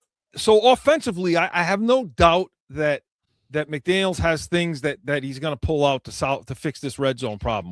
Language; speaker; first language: English; native; English